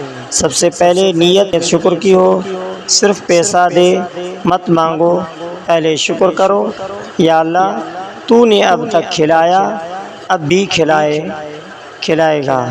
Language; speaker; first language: Urdu; native; Urdu